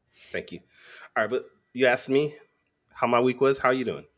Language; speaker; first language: English; native; English